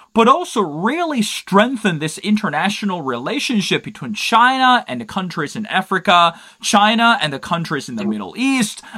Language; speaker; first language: English; non-native, fluent; Chinese